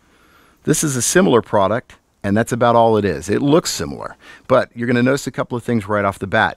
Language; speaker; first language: English; native; English